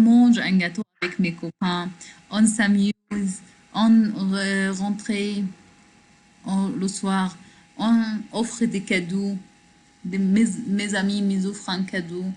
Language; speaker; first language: French; non-native, learner; Arabic